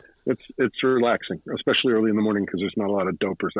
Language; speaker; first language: English; native; English